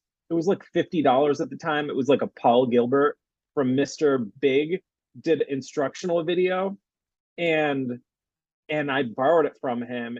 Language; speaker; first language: English; native; English